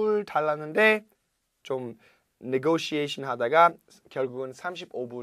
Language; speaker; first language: Korean; non-native, fluent; English